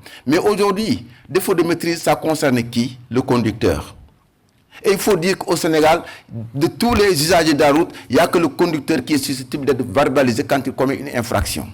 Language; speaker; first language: French; non-native, local second language; Wolof